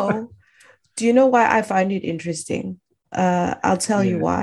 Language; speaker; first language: English; non-native, local second language; Shona